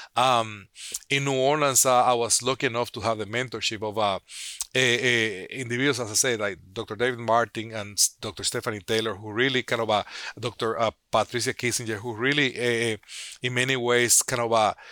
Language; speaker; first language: English; non-native, fluent; Spanish